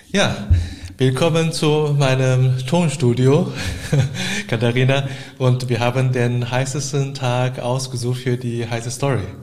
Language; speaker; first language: German; non-native, fluent; Chinese